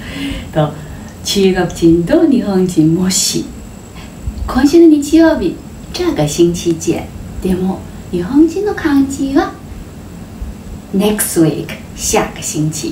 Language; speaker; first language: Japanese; non-native, learner; Chinese